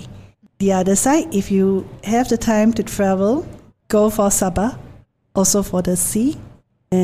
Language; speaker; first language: English; non-native, local second language; Min Nan Chinese